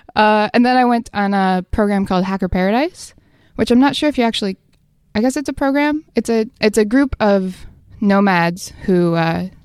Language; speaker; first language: English; native; English